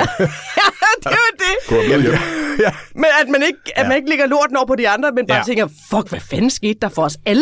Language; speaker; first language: Danish; native; Danish